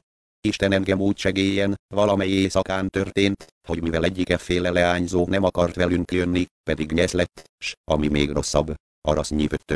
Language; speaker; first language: Hungarian; native; Hungarian